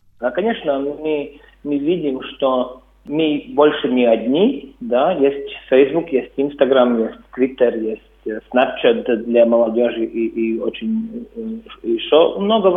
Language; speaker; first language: Russian; non-native, local second language; Latvian